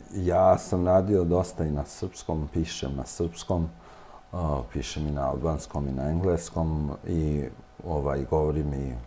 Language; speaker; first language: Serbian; non-native, local second language; Albanian